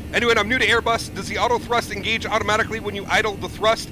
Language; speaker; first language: English; native; English